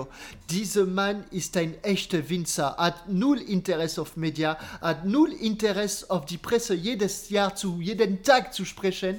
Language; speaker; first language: German; non-native, learner; French